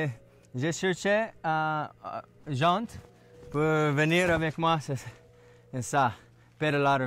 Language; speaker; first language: French; non-native, learner; English